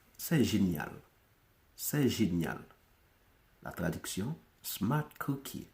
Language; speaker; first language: French; non-native, local second language; Haitian Creole